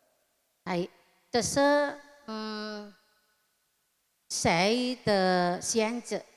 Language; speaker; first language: Chinese; non-native, learner; Indonesian